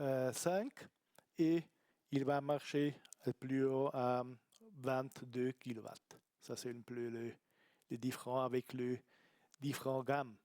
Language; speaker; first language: French; non-native, learner; Italian